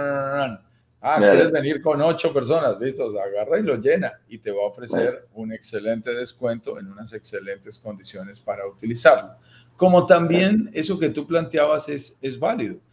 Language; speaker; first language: Spanish; native; Spanish